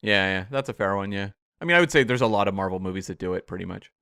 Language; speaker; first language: English; native; English